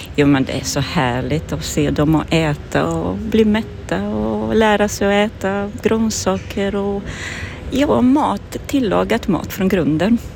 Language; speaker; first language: Swedish; non-native, fluent; Romanian